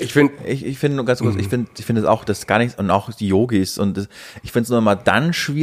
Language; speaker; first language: German; native; German